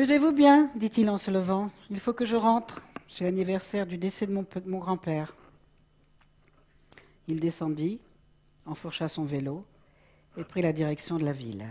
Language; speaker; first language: French; native; French